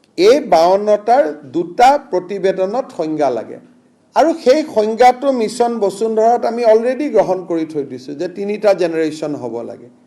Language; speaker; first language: Assamese; native; Assamese